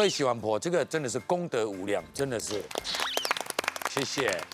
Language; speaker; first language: Chinese; native; Chinese